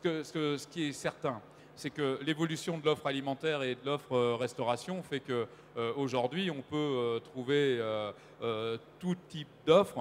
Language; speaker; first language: French; native; French